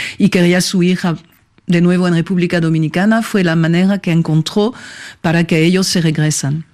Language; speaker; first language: Spanish; non-native, fluent; French